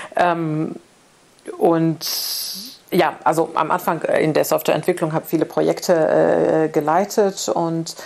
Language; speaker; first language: German; non-native, fluent; Arabic